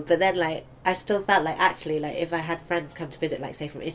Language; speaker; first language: English; native; English